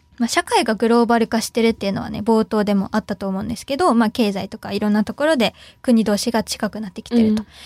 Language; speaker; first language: Japanese; native; Japanese